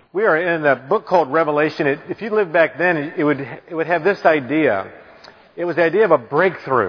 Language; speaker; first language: English; native; English